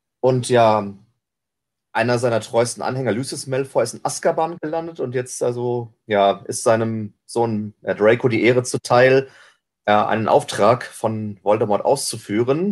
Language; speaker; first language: German; native; German